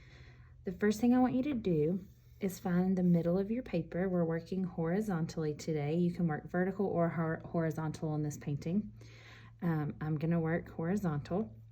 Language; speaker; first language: English; native; English